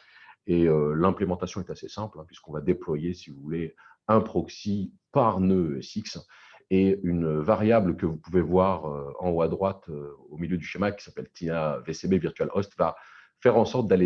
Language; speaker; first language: French; native; French